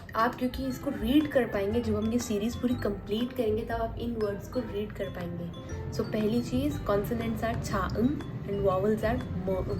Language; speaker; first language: Hindi; native; Hindi